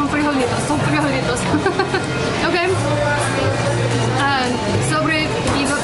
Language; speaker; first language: Spanish; non-native, learner; English